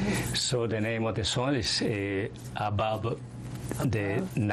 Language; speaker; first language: English; non-native, fluent; Spanish